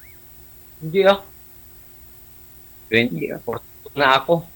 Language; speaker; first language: Filipino; non-native, local second language; Cebuano